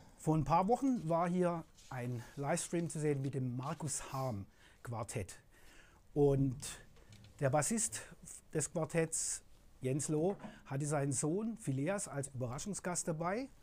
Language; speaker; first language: German; native; German